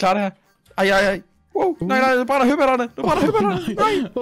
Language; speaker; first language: Danish; native; Danish